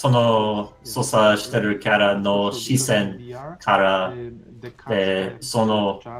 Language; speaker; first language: Japanese; non-native, learner; English